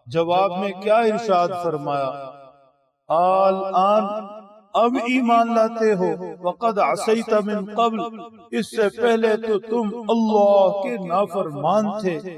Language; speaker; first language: Urdu; native; Urdu